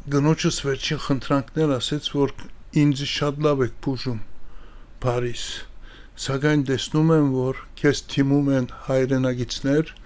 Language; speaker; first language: Armenian; early bilingual, heritage; Armenian